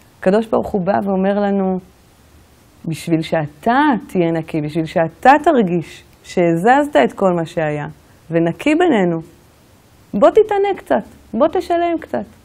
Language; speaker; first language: Hebrew; native; Hebrew